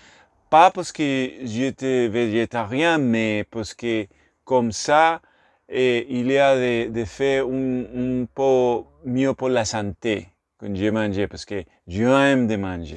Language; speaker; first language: French; non-native, learner; Spanish